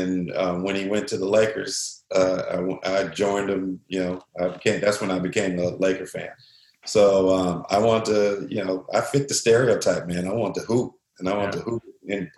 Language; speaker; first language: English; native; English